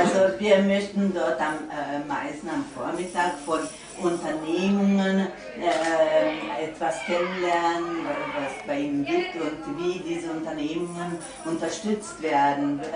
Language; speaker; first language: German; non-native, fluent; Hungarian